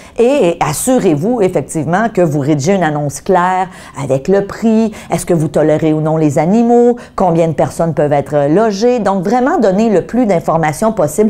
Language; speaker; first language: French; native; French